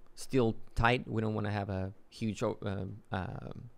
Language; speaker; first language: English; non-native, fluent; Spanish